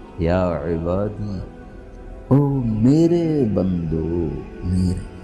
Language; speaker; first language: Urdu; non-native, local second language; Punjabi